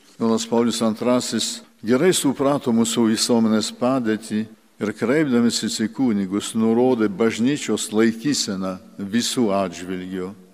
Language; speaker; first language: Lithuanian; early bilingual, heritage; Lithuanian